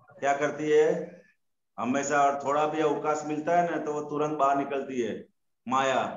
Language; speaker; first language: Hindi; non-native, local second language; Gujarati